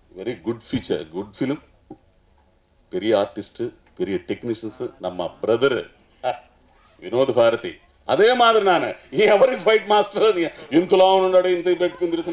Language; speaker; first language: Tamil; non-native, learner; Telugu